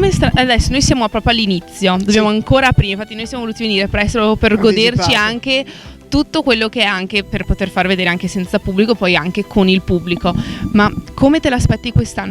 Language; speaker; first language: Italian; native; Italian